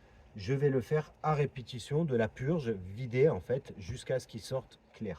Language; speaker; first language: French; native; French